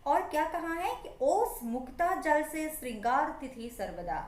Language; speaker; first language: Hindi; non-native, local second language; Assamese